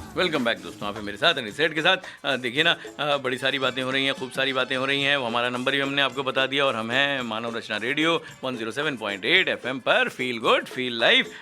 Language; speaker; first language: Hindi; native; Hindi